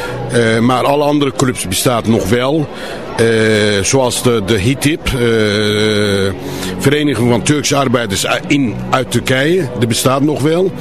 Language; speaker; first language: Dutch; non-native, fluent; Turkish